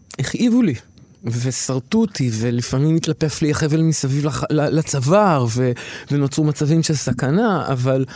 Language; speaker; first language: Hebrew; native; Hebrew